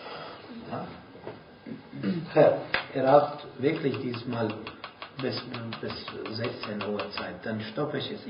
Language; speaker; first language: German; non-native, fluent; Arabic